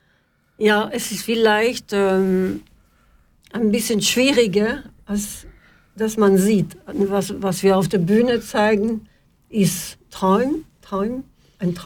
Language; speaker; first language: German; non-native, fluent; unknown